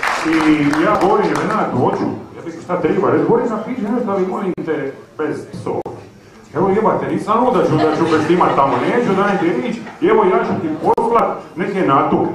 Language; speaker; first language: Serbian; native; Serbian